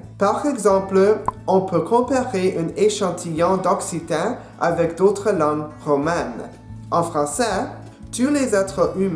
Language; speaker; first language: French; non-native, local second language; English